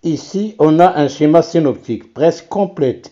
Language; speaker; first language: French; non-native, local second language; Arabic